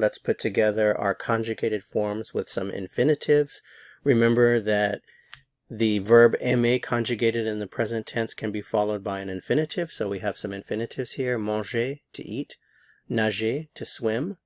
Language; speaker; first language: English; native; English